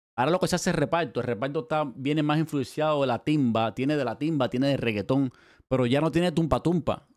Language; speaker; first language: Spanish; native; Spanish